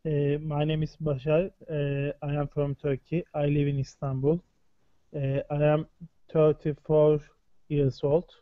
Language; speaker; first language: English; non-native, learner; Turkish